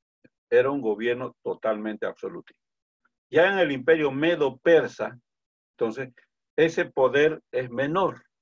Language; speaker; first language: Spanish; native; Spanish